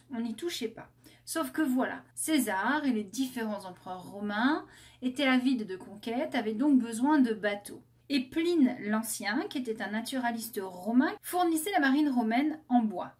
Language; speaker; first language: French; native; French